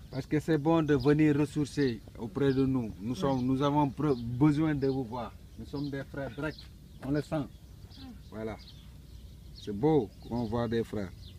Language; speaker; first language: French; non-native, local second language; Wolof